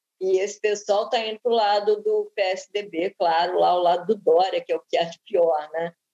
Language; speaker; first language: Portuguese; native; Portuguese